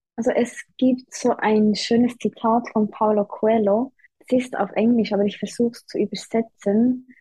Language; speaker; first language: German; native; German